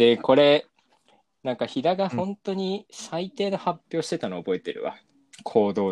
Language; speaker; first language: Japanese; native; Japanese